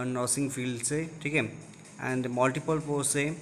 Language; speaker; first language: Hindi; non-native, local second language; Odia